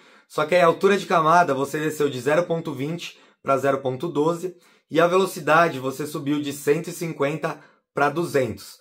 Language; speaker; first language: Portuguese; native; Portuguese